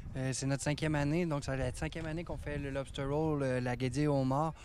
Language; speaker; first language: French; native; French